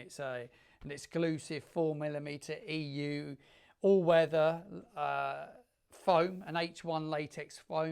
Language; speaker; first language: English; native; English